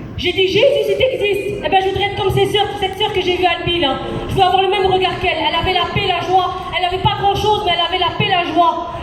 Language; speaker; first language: French; early bilingual, other home language; Chinese